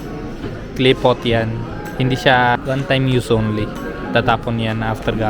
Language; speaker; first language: Filipino; non-native, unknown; Punjabi